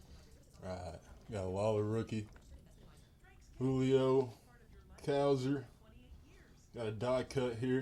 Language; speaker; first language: English; native; English